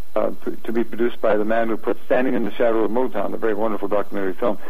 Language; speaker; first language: English; native; English